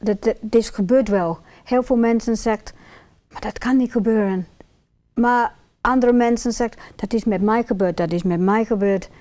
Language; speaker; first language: Dutch; non-native, fluent; English